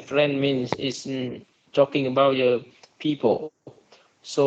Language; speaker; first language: English; non-native, learner; Vietnamese